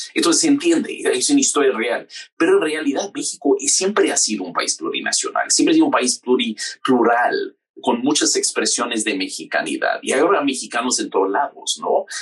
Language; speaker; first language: Spanish; non-native, fluent; English